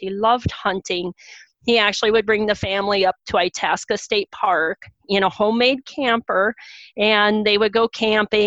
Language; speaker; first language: English; native; English